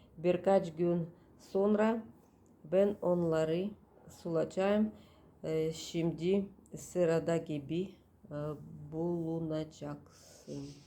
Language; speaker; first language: Turkish; non-native, learner; Russian